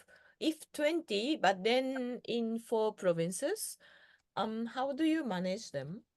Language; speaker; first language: English; non-native, fluent; Japanese